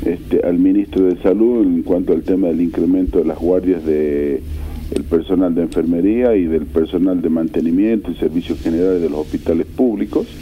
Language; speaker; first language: Spanish; native; Spanish